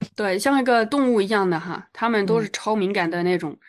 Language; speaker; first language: Chinese; non-native, fluent; French